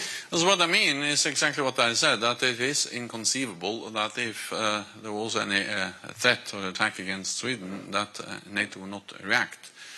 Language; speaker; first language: English; non-native, fluent; Norwegian